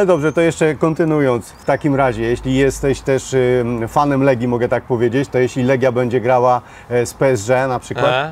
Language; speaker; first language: Polish; native; Polish